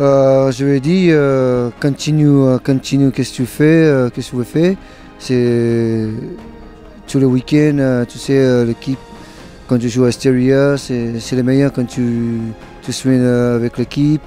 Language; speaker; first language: French; non-native, learner; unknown